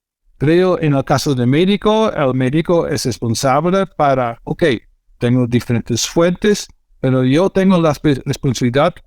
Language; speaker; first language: Spanish; non-native, fluent; Dutch